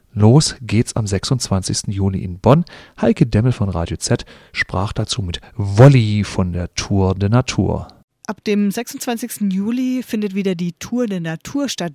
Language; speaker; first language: German; native; German